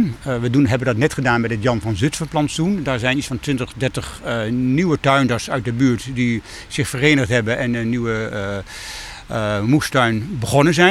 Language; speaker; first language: Dutch; native; Dutch